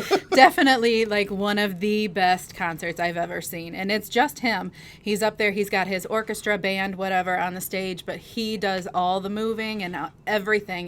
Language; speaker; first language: English; native; English